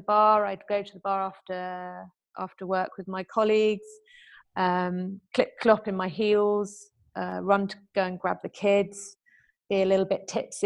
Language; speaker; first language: English; native; English